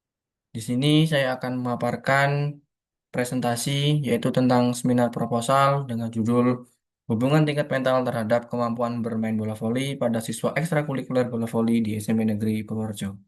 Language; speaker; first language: Indonesian; native; Indonesian